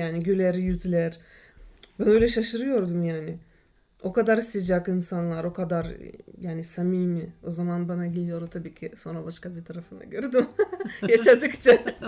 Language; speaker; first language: Turkish; non-native, fluent; Russian